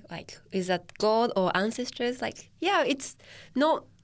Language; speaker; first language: English; non-native, fluent; Japanese